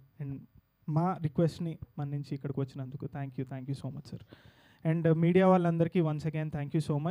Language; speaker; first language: Telugu; native; Telugu